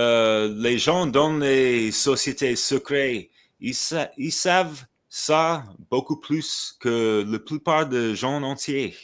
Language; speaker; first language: French; non-native, fluent; English